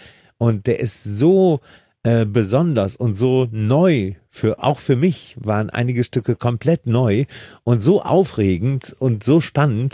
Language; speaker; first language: German; native; German